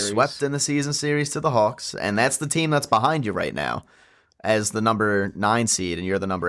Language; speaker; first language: English; native; English